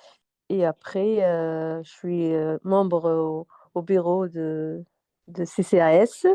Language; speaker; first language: French; non-native, fluent; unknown